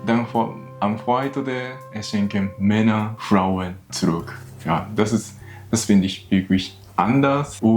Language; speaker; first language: German; non-native, learner; Japanese